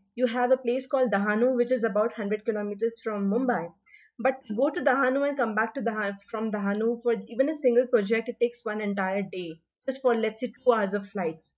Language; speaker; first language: English; non-native, local second language; Hindi